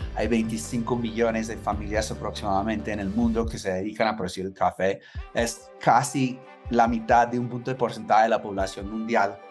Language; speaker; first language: Spanish; non-native, fluent; English